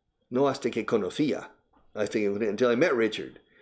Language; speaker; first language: Spanish; non-native, fluent; English